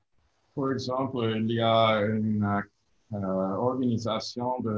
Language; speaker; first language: French; non-native, learner; English